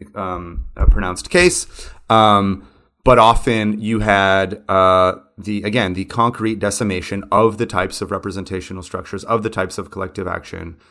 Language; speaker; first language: English; native; English